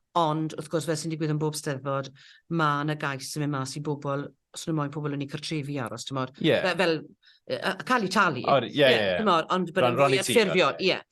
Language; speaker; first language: Welsh; native; Welsh